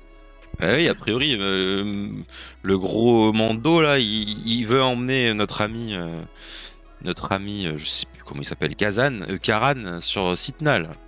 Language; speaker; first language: French; native; French